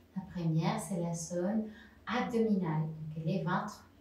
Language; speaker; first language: French; non-native, fluent; Spanish